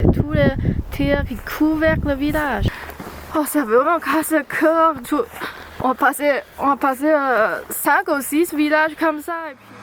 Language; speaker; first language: French; non-native, learner; Chinese